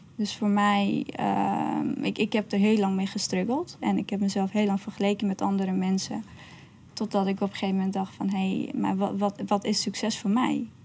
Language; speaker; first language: Dutch; early bilingual, other home language; Persian